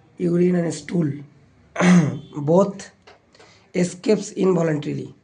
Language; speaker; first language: English; non-native, local second language; Bangla